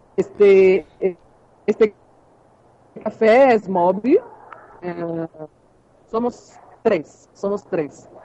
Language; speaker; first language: Spanish; non-native, learner; Portuguese